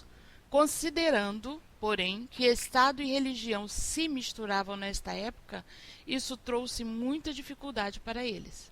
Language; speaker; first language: Portuguese; native; Portuguese